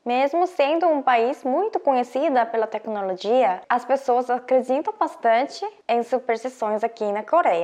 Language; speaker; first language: Portuguese; non-native, fluent; Korean